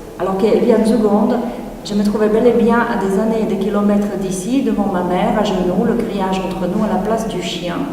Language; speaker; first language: French; non-native, fluent; Czech